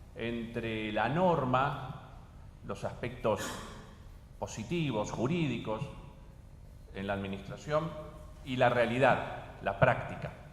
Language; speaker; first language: Spanish; native; Spanish